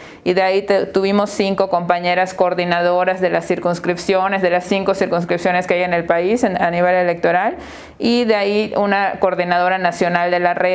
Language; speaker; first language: Spanish; native; Spanish